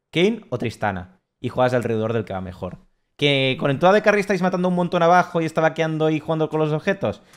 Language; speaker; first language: Spanish; native; Spanish